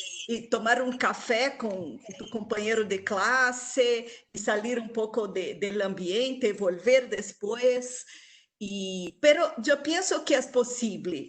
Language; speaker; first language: Spanish; non-native, local second language; Portuguese